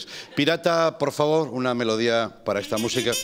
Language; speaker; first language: Spanish; native; Spanish